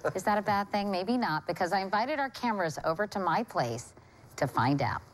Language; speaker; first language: English; native; English